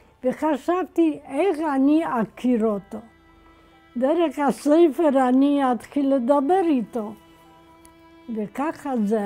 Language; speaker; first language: Hebrew; non-native, fluent; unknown